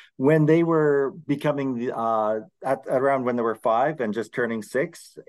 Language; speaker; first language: English; native; English